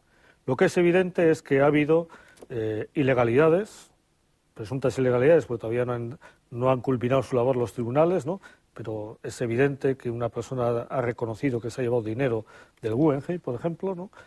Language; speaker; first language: Spanish; native; Spanish